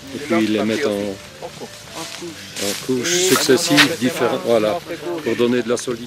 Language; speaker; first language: French; native; French